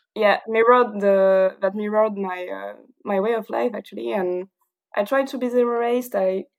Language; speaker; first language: English; non-native, fluent; French